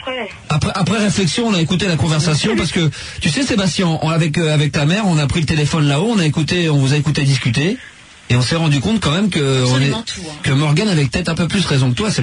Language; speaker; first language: French; native; French